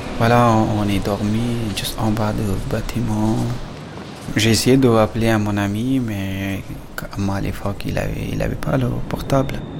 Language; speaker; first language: French; non-native, fluent; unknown